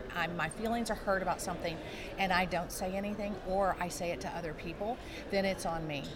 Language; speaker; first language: English; native; English